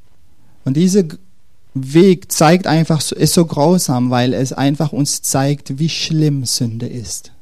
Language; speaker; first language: German; non-native, fluent; Dutch